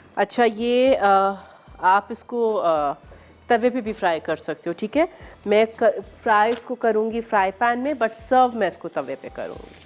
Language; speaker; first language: Urdu; native; Urdu